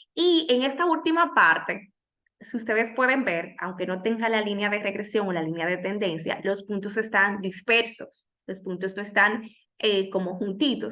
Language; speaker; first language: Spanish; native; Spanish